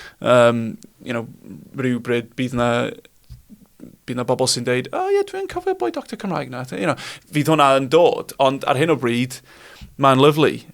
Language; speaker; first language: Welsh; non-native, local second language; English